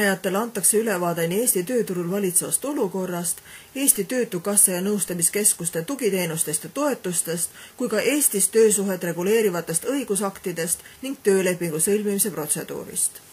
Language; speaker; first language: Estonian; native; Estonian